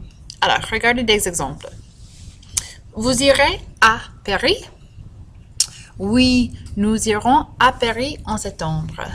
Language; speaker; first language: French; non-native, fluent; English